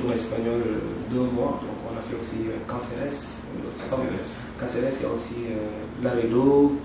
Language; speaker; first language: French; non-native, local second language; Wolof